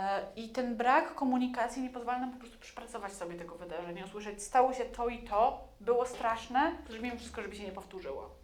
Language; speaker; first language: Polish; native; Polish